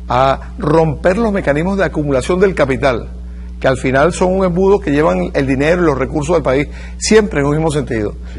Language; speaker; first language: Spanish; native; Spanish